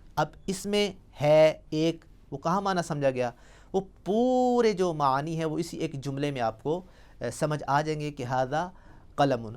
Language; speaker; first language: Urdu; non-native, local second language; Punjabi